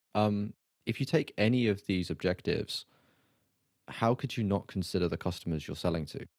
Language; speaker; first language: English; native; English